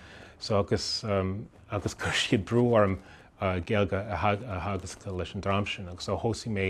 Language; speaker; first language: Irish; non-native, fluent; English